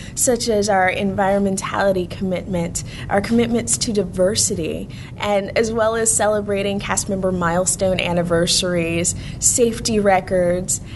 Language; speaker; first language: English; native; English